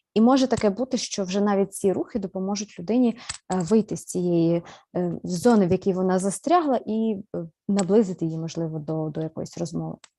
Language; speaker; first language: Ukrainian; native; Ukrainian